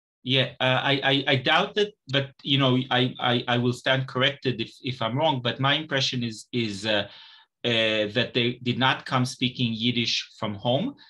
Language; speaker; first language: English; non-native, fluent; Hebrew